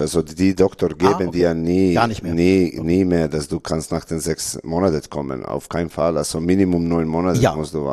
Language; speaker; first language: German; non-native, learner; Serbian